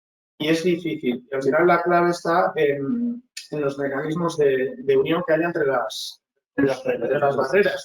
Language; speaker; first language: Spanish; native; Spanish